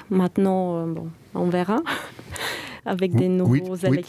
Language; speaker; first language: French; non-native, fluent; Bulgarian